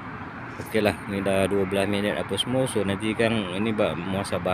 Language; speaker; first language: Malay; native; Malay